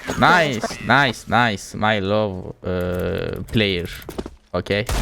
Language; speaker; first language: English; non-native, learner; Turkish